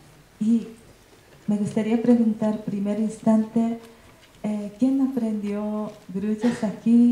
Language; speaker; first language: Spanish; non-native, learner; Japanese